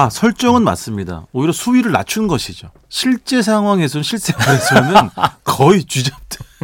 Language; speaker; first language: Korean; native; Korean